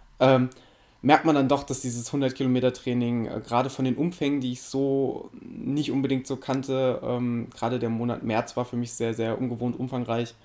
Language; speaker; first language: German; native; German